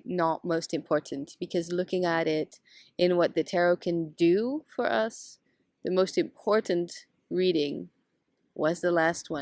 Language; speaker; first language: English; non-native, fluent; Dutch